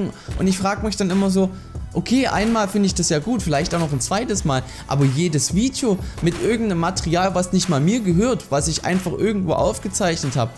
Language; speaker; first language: German; native; German